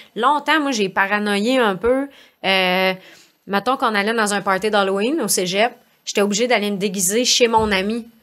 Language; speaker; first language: French; native; French